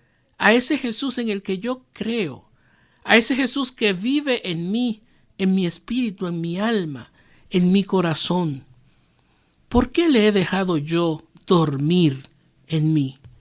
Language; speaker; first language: Spanish; native; Spanish